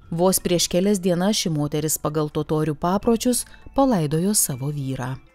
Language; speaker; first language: Lithuanian; native; Lithuanian